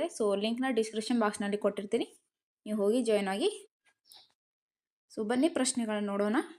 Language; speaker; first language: Kannada; native; Kannada